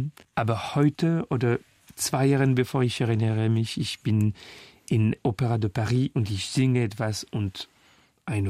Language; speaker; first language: German; non-native, fluent; French